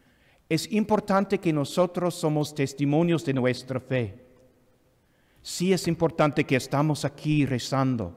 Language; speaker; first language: Spanish; non-native, fluent; English